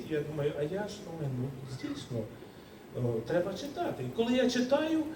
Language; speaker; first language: Ukrainian; native; Ukrainian